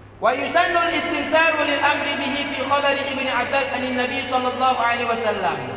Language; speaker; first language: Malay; non-native, local second language; Achinese